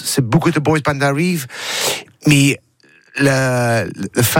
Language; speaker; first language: French; non-native, learner; English